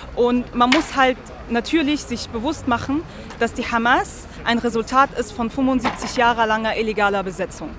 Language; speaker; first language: German; early bilingual, other home language; Arabic